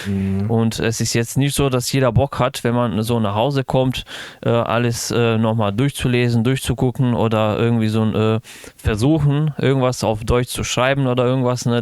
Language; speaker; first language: German; non-native, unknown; Bosnian